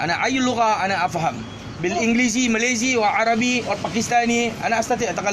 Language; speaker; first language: Arabic; non-native, learner; Malay